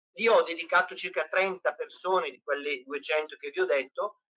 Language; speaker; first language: Italian; native; Italian